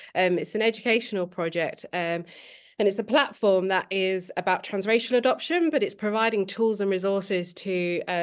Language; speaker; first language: English; native; English